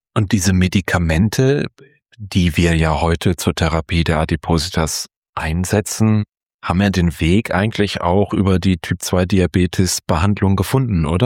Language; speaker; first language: German; native; German